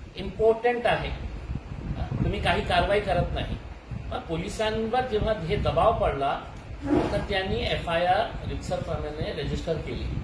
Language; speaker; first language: Marathi; non-native, local second language; Urdu